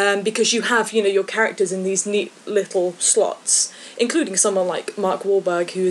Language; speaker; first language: English; native; English